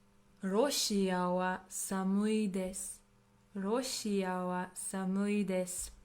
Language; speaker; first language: Japanese; non-native, fluent; English